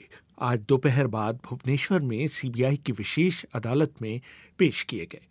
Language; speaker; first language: Hindi; native; Hindi